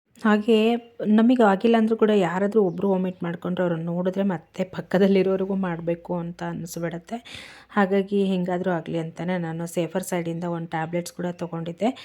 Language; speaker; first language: Kannada; native; Kannada